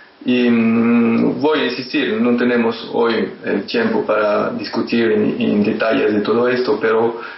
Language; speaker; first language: Spanish; non-native, fluent; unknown